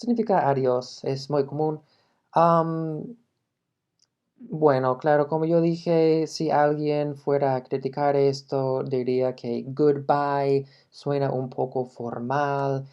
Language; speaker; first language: Spanish; non-native, fluent; English